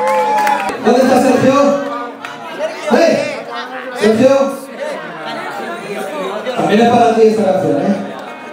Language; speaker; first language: Spanish; native; Spanish